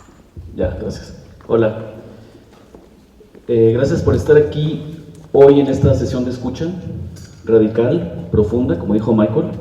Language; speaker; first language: Spanish; native; Spanish